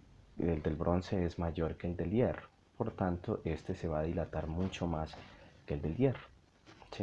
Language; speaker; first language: Spanish; native; Spanish